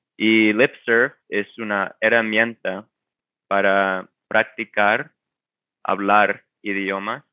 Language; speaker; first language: Spanish; non-native, fluent; English